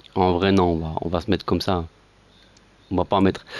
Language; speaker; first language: French; native; French